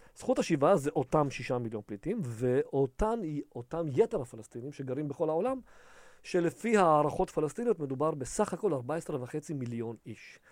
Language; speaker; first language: Hebrew; early bilingual, other home language; Russian